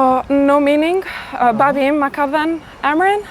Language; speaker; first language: Albanian; early bilingual, heritage; Albanian